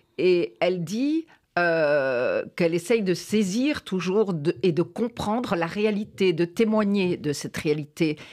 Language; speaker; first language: French; native; French